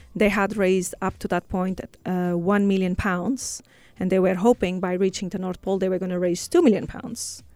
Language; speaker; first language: English; non-native, fluent; Portuguese